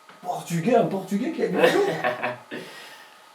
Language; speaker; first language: French; native; French